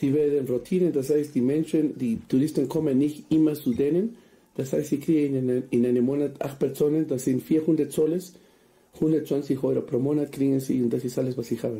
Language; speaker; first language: German; non-native, fluent; Spanish